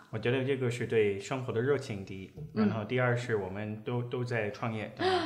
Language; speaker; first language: Chinese; native; Chinese